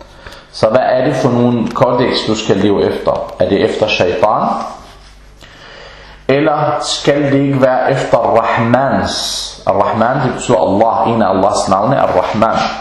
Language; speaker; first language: Danish; early bilingual, other home language; Arabic